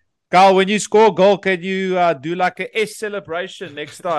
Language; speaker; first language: English; non-native, local second language; Afrikaans